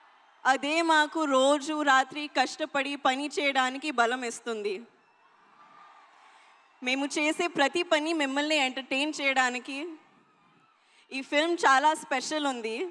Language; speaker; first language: Telugu; non-native, learner; Hindi